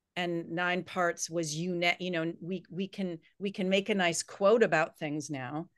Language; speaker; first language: English; native; English